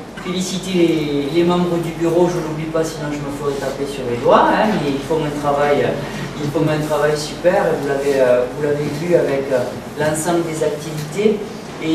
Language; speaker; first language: French; native; French